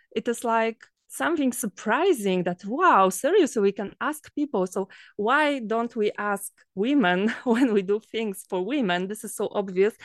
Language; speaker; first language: English; non-native, fluent; Polish